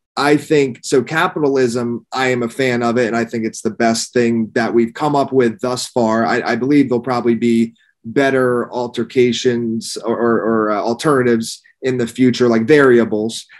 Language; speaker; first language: English; native; English